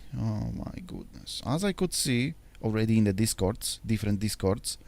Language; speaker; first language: English; non-native, fluent; Polish